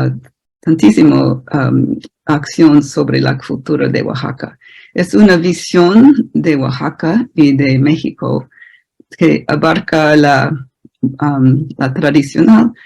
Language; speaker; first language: Spanish; non-native, fluent; English